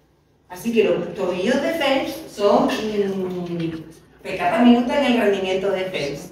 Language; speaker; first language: Spanish; native; Spanish